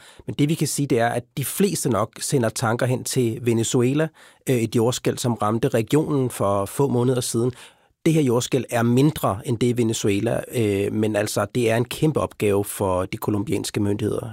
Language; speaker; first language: Danish; native; Danish